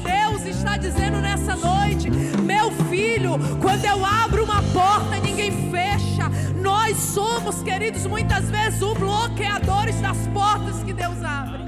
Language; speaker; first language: Portuguese; native; Portuguese